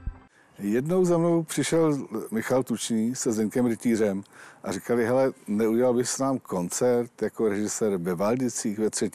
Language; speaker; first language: Czech; native; Czech